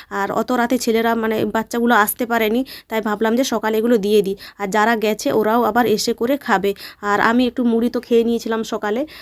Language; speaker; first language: Bangla; native; Bangla